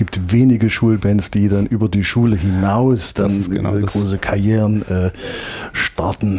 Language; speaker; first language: German; native; German